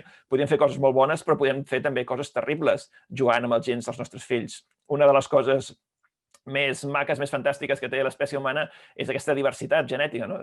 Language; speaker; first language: Catalan; native; Catalan